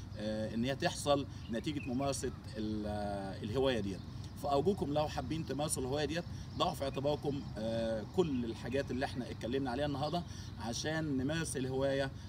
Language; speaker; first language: Arabic; native; Arabic